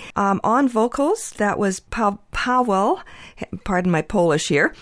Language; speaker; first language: English; early bilingual, other home language; Ukrainian